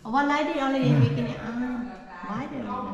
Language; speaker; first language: English; non-native, learner; Thai